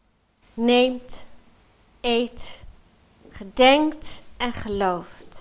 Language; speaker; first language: Dutch; native; Dutch